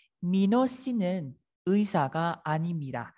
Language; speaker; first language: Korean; non-native, fluent; Vietnamese